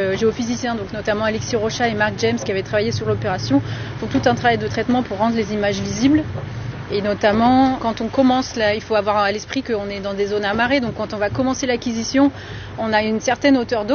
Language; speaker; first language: French; native; French